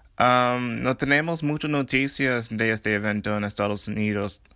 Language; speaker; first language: Spanish; non-native, learner; English